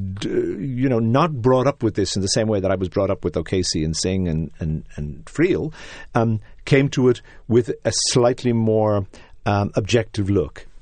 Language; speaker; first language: English; native; English